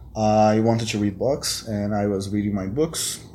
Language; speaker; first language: English; non-native, fluent; Portuguese